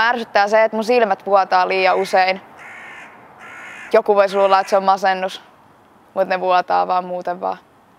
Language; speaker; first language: Finnish; native; Finnish